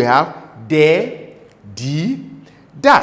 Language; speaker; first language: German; non-native, fluent; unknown